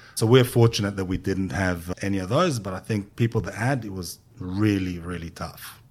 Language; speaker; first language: English; non-native, fluent; Hebrew